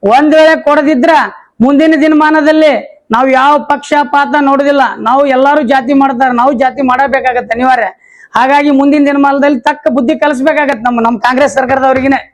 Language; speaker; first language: Kannada; non-native, local second language; Lambadi